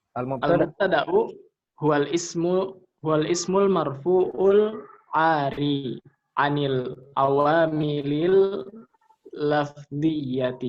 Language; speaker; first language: Arabic; non-native, learner; Indonesian